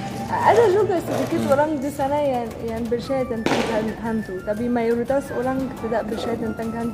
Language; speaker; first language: Indonesian; non-native, fluent; Arabic